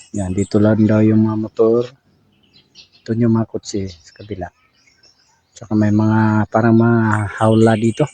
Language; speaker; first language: Filipino; non-native, local second language; Cebuano